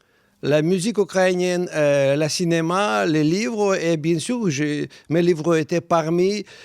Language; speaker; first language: French; non-native, fluent; Russian